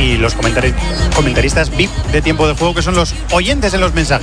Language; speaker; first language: Spanish; native; Spanish